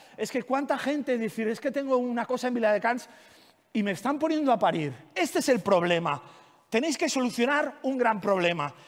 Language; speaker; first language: Spanish; non-native, local second language; Catalan